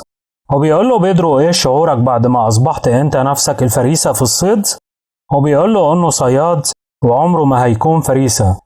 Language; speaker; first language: Arabic; native; Arabic